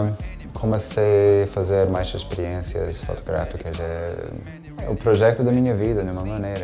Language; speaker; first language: Portuguese; non-native, fluent; English